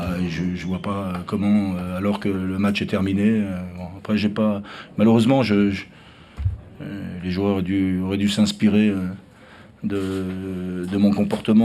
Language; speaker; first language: French; native; French